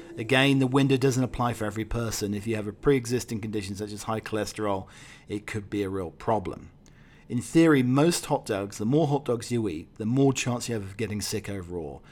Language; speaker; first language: English; native; English